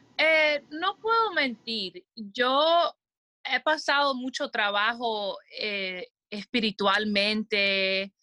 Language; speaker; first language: Spanish; early bilingual, heritage; Spanish